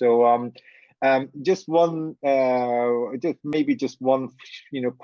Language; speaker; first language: English; non-native, fluent; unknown